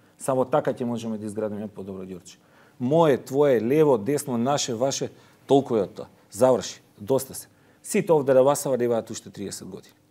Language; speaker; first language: Macedonian; native; Macedonian